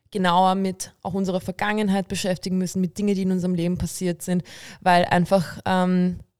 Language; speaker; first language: German; early bilingual, other home language; Bulgarian